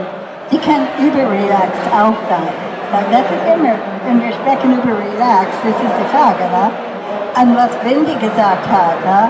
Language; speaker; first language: German; non-native, fluent; English